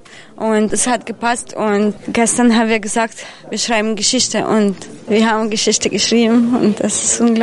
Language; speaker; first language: German; non-native, fluent; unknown